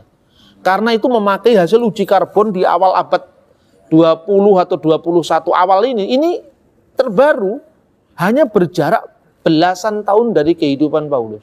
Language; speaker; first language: Indonesian; native; Indonesian